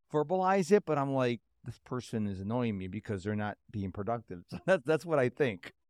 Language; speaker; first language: English; early bilingual, other home language; Polish